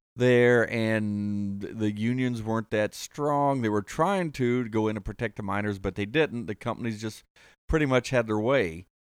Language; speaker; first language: English; native; English